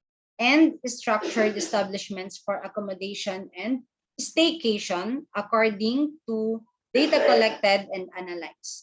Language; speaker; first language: English; non-native, local second language; Filipino